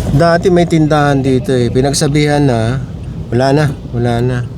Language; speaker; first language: Filipino; native; Filipino